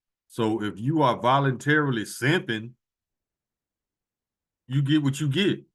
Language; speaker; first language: English; native; English